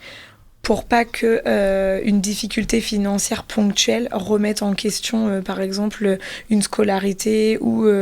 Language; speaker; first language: French; native; French